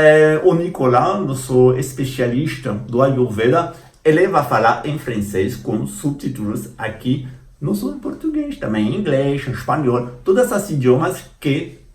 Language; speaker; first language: Portuguese; non-native, fluent; French